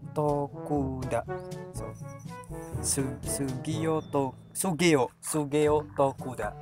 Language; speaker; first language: Japanese; non-native, learner; Indonesian